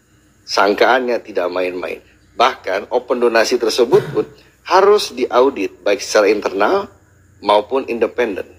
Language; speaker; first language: Indonesian; native; Indonesian